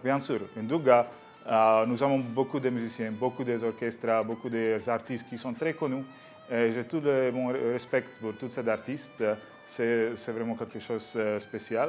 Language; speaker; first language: French; non-native, learner; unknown